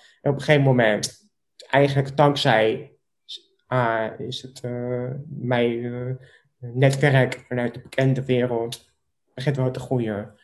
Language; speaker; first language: Dutch; non-native, local second language; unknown